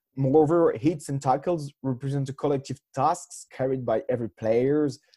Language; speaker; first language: English; non-native, fluent; French